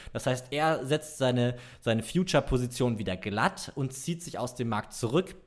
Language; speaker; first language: German; native; German